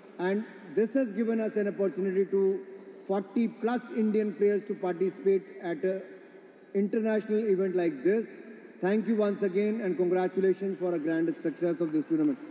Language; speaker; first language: English; non-native, local second language; Hindi